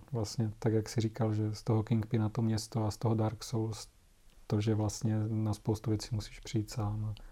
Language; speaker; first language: Czech; native; Czech